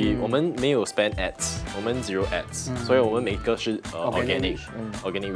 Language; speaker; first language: Chinese; non-native, local second language; English